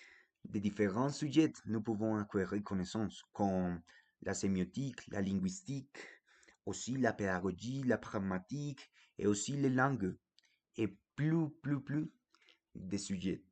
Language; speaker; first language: French; non-native, fluent; Spanish